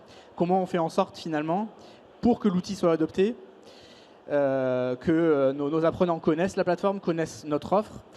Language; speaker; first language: French; native; French